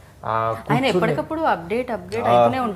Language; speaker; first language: Telugu; native; Telugu